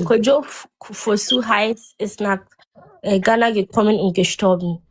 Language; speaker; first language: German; non-native, learner; Akan